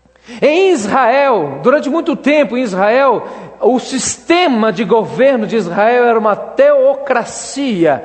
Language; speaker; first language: Portuguese; native; Portuguese